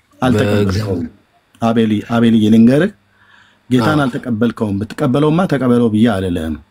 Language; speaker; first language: Amharic; native; Amharic